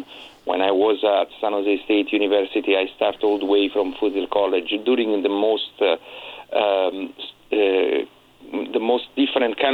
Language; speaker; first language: English; non-native, fluent; Italian